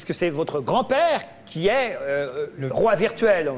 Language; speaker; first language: French; native; French